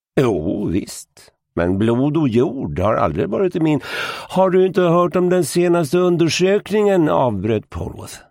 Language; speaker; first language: Swedish; native; Swedish